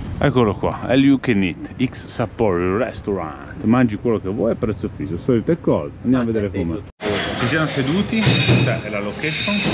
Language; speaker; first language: Italian; non-native, fluent; Spanish